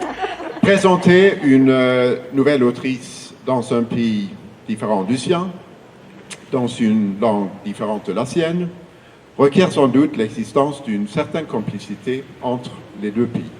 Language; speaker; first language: French; non-native, fluent; Swedish